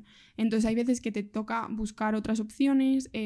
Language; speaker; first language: Spanish; native; Spanish